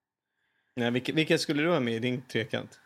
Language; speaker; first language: Swedish; native; Swedish